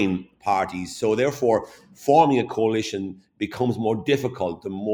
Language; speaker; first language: English; native; English